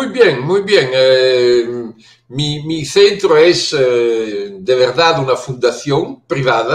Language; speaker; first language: Spanish; non-native, fluent; Italian